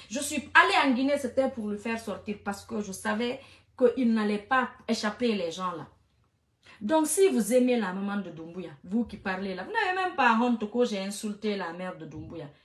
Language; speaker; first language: French; non-native, local second language; Fula